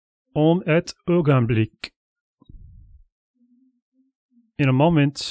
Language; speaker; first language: Swedish; non-native, learner; English